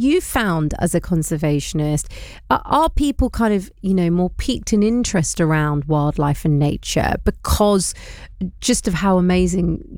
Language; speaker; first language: English; native; English